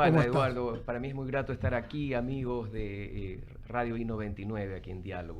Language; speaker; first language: Spanish; native; Spanish